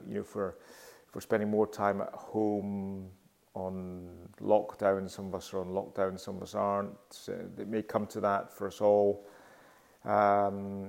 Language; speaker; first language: English; native; English